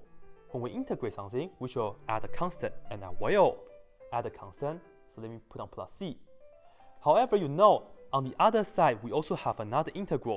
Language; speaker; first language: English; non-native, fluent; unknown